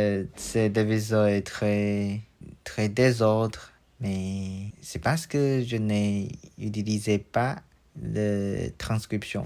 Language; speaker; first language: French; non-native, learner; Chinese